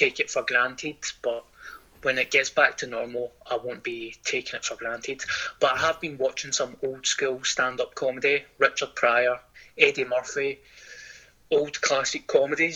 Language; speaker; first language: English; native; English